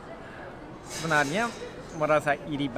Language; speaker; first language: Indonesian; non-native, learner; Korean